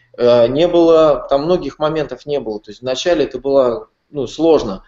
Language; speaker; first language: Russian; native; Russian